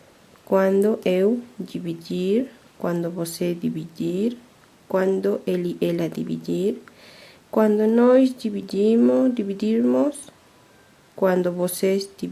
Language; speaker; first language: Portuguese; non-native, fluent; Spanish